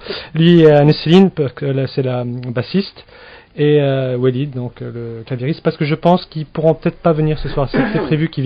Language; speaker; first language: French; non-native, local second language; Arabic